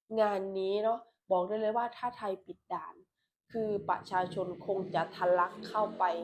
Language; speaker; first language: Thai; non-native, local second language; Lao